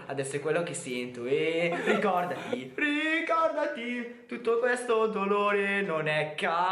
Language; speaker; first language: Italian; native; Italian